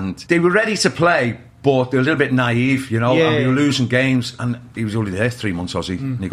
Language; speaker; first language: English; native; English